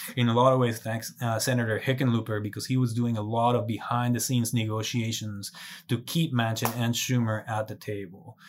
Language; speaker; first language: English; non-native, fluent; Spanish